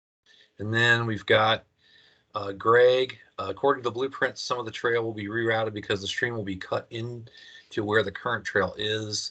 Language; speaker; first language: English; native; English